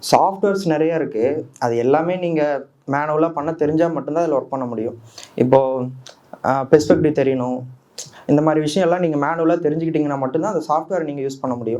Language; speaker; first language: Tamil; native; Tamil